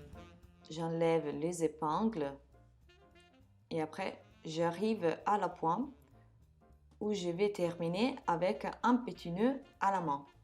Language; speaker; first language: French; non-native, fluent; Italian